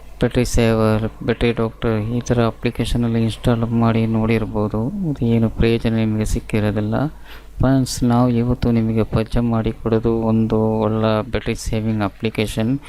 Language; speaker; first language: Kannada; non-native, local second language; Urdu